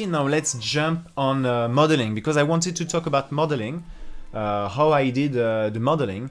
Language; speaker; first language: English; non-native, fluent; French